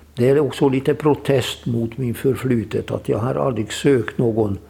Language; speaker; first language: Swedish; non-native, fluent; Hungarian